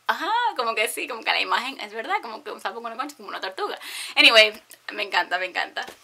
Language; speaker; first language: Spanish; early bilingual, heritage; Spanish